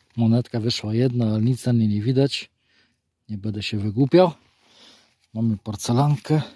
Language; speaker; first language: Polish; native; Polish